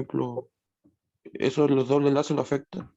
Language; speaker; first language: Spanish; native; Spanish